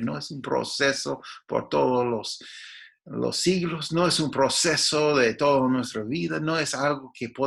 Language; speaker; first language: Spanish; non-native, fluent; English